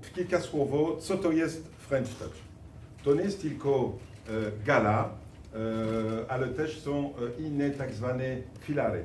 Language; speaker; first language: Polish; non-native, fluent; French